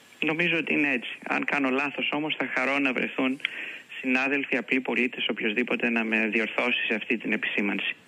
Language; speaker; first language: Greek; native; Greek